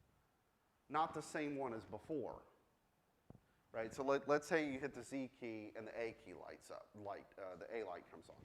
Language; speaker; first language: English; native; English